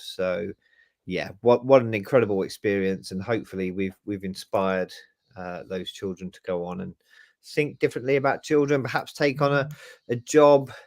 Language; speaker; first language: English; native; English